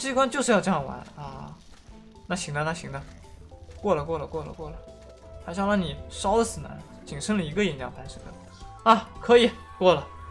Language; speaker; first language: Chinese; native; Chinese